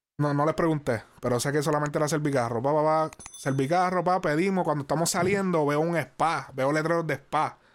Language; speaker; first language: Spanish; native; Spanish